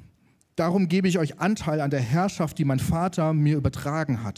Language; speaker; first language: German; native; German